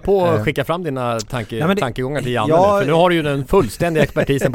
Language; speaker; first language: Swedish; native; Swedish